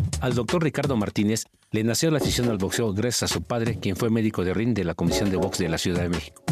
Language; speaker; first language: Spanish; native; Spanish